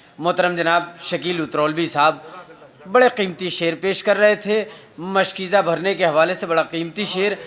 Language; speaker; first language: Urdu; native; Urdu